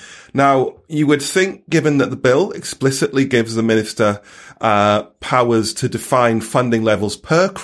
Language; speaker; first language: English; native; English